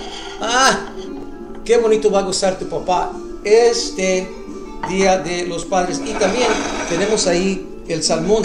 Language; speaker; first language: Spanish; early bilingual, other home language; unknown